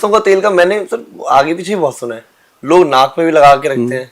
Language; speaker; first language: Hindi; native; Hindi